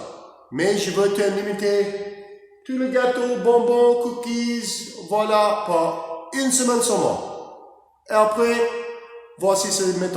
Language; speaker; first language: French; non-native, learner; English